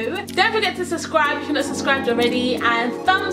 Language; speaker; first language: English; native; English